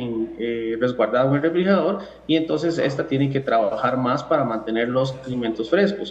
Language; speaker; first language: Spanish; native; Spanish